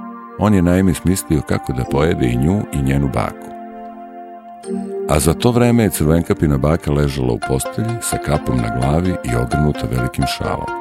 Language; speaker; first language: Serbian; native; Serbian